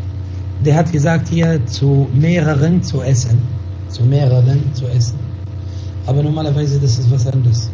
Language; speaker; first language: German; non-native, fluent; Arabic